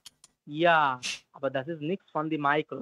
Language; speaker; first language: German; non-native, learner; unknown